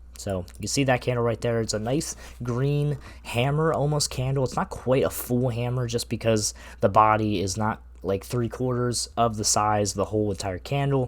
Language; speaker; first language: English; native; English